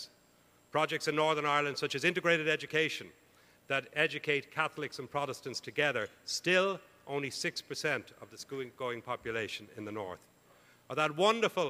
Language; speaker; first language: English; native; English